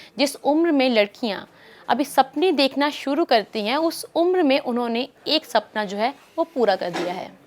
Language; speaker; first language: Hindi; native; Hindi